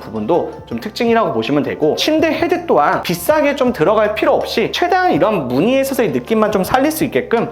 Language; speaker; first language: Korean; native; Korean